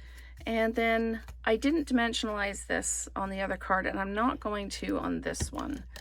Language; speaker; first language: English; native; English